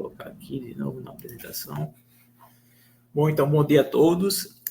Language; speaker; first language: Portuguese; native; Portuguese